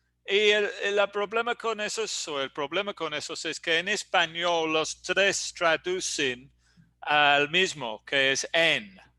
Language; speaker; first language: Spanish; non-native, learner; English